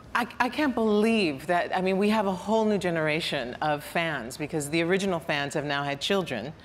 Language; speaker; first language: English; native; English